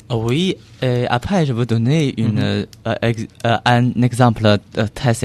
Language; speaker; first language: French; non-native, learner; Chinese